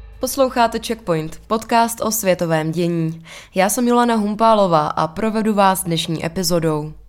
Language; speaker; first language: Czech; native; Czech